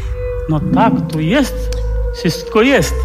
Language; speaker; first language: Polish; non-native, learner; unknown